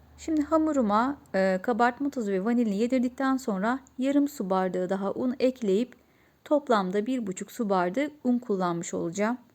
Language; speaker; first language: Turkish; native; Turkish